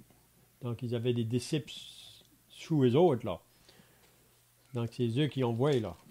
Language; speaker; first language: French; native; French